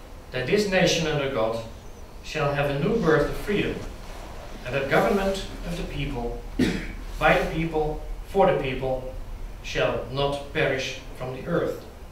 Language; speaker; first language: English; non-native, fluent; Dutch